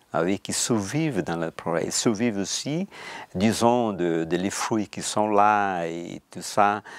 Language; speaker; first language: French; non-native, fluent; Portuguese